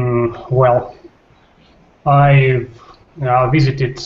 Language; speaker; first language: English; non-native, learner; Russian